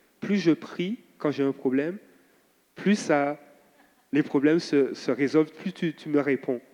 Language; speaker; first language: French; native; French